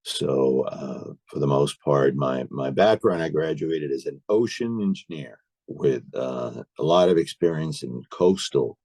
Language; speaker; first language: English; native; English